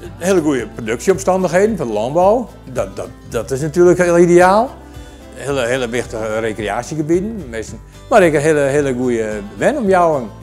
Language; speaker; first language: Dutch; non-native, local second language; Western Frisian